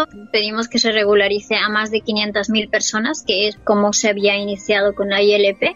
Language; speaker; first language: Spanish; native; Spanish